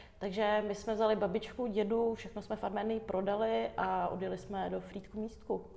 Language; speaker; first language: Czech; early bilingual, other home language; Armenian